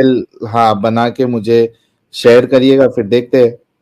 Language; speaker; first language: Hindi; native; Hindi